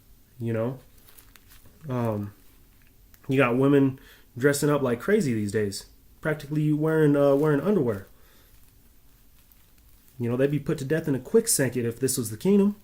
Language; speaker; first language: English; native; English